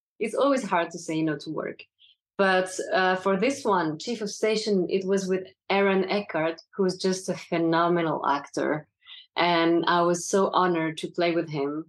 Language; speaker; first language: English; non-native, fluent; French